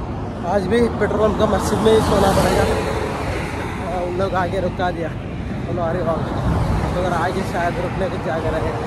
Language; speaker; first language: Hindi; non-native, local second language; Kannada